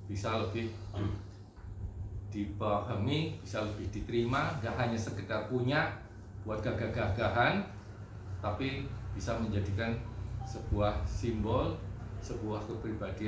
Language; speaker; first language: Indonesian; native; Indonesian